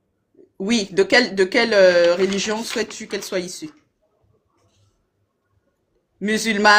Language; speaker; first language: French; native; French